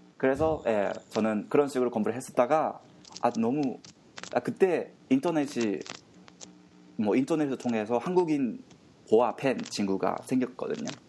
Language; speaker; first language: Korean; non-native, fluent; Japanese